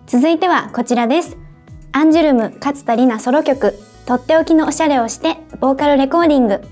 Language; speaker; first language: Japanese; native; Japanese